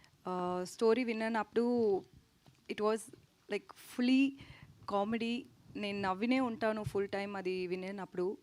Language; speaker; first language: Telugu; non-native, learner; Tamil